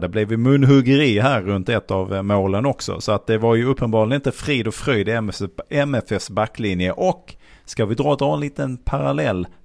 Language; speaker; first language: Swedish; native; Swedish